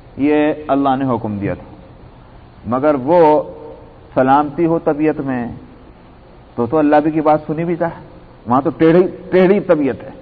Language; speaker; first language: Urdu; native; Urdu